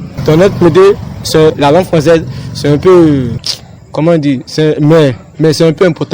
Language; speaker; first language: French; non-native, learner; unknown